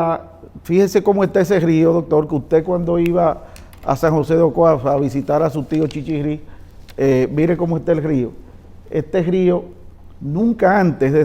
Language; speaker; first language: Spanish; native; Spanish